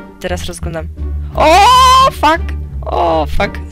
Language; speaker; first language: Polish; native; Polish